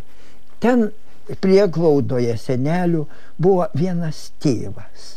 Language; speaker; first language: Lithuanian; native; Lithuanian